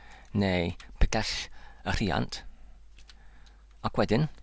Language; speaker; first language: Welsh; non-native, learner; English